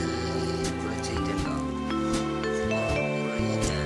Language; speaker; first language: Japanese; native; Japanese